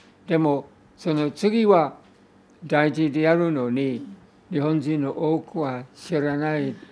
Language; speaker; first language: Japanese; non-native, fluent; English